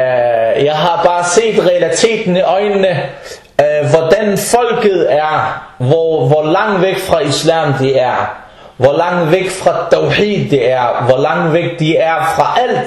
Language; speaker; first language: Danish; non-native, fluent; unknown